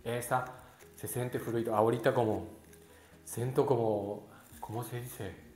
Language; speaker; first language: Spanish; non-native, learner; Japanese